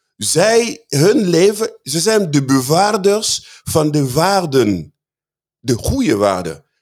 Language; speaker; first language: Dutch; non-native, fluent; Swahili